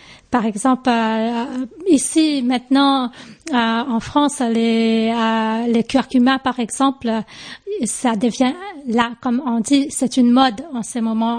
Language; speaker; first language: French; non-native, local second language; Morisyen